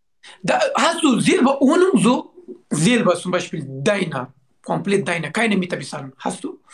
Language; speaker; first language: German; non-native, learner; Turkish